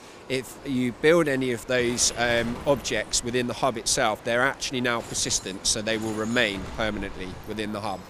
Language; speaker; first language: English; native; English